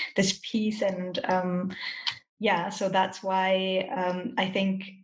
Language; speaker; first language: English; non-native, fluent; German